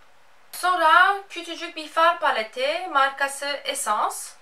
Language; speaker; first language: Turkish; non-native, fluent; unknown